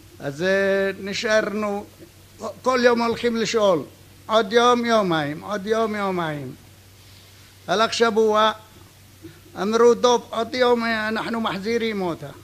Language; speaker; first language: Hebrew; non-native, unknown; Arabic